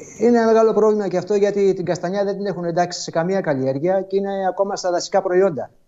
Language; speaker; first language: Greek; native; Greek